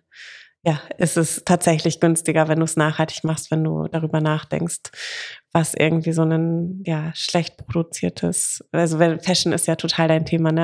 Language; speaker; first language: German; native; German